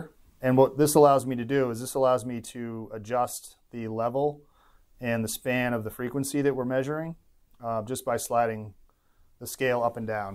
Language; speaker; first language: English; native; English